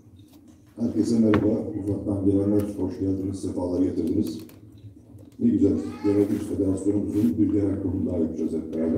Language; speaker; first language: Turkish; native; Turkish